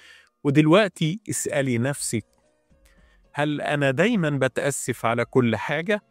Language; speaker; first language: Arabic; native; Arabic